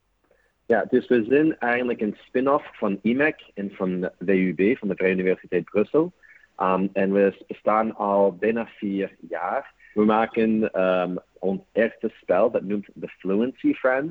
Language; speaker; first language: Dutch; non-native, fluent; English